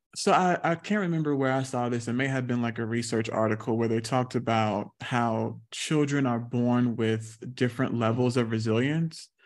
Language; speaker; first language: English; native; English